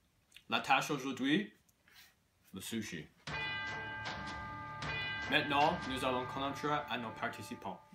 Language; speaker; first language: French; non-native, learner; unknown